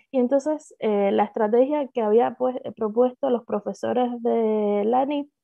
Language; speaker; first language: Spanish; native; Spanish